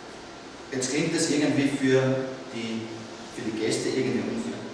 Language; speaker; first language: German; native; German